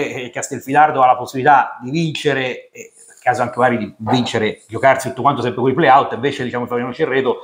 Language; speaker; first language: Italian; native; Italian